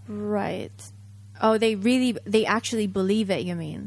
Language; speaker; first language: English; non-native, fluent; Japanese